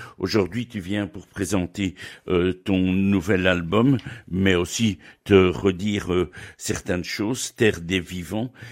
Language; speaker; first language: French; native; French